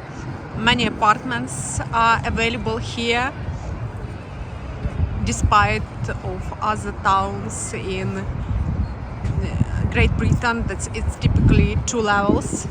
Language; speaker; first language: English; non-native, learner; Ukrainian